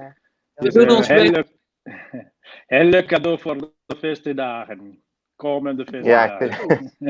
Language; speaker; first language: Dutch; non-native, fluent; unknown